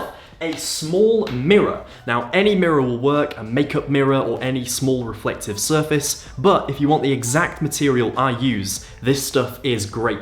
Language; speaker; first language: English; native; English